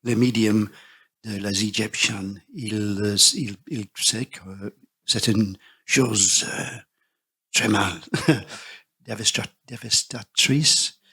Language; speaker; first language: French; non-native, learner; English